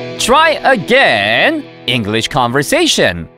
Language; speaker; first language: English; non-native, fluent; Korean